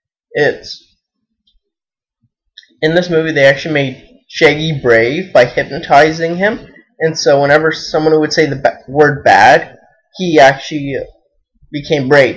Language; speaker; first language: English; native; English